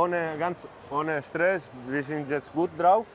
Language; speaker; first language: German; non-native, fluent; Spanish